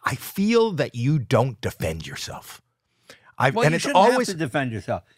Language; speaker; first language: English; native; English